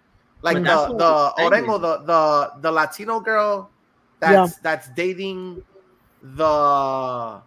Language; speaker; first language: English; native; English